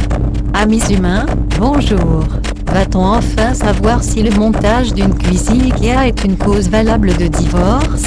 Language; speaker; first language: French; native; French